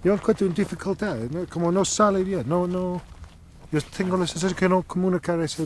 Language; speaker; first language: Spanish; non-native, learner; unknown